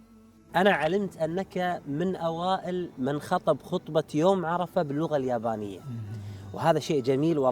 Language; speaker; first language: Arabic; native; Arabic